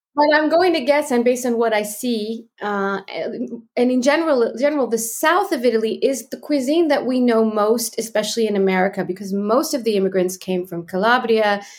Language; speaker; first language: English; native; English